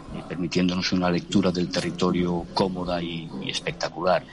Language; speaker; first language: Spanish; native; Spanish